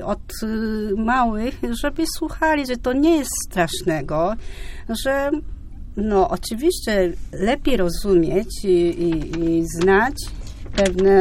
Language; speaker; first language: Polish; non-native, fluent; Japanese